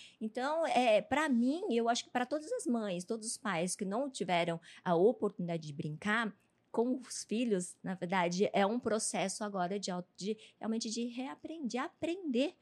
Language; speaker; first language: Portuguese; early bilingual, other home language; Chinese